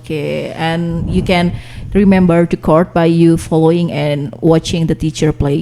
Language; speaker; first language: English; non-native, learner; Indonesian